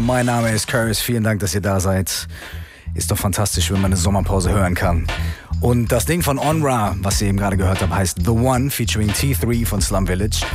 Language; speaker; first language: German; native; German